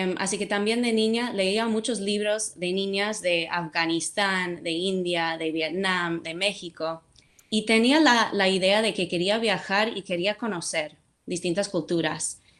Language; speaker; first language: Spanish; non-native, fluent; English